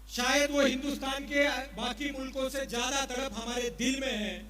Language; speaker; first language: Hindi; non-native, local second language; Marathi